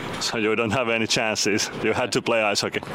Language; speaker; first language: English; non-native, fluent; Finnish